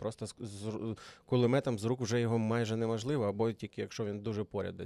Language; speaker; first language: Ukrainian; native; Ukrainian